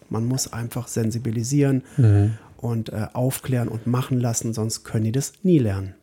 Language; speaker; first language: German; native; German